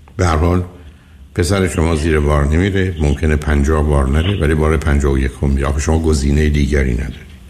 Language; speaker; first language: Persian; native; Persian